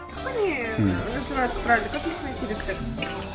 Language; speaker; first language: Russian; native; Russian